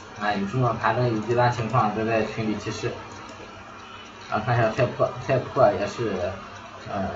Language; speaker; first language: Chinese; native; Chinese